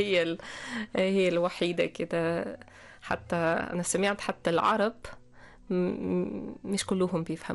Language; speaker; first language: Arabic; non-native, fluent; Russian